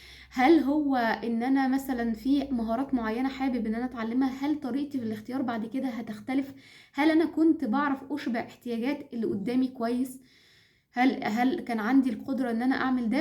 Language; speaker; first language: Arabic; native; Arabic